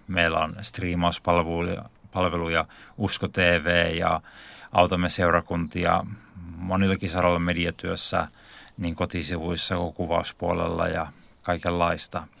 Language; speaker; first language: Finnish; native; Finnish